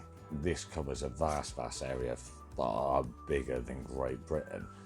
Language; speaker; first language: English; native; English